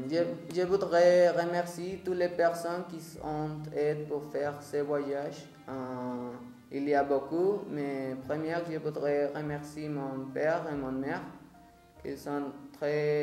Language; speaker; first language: French; non-native, learner; Spanish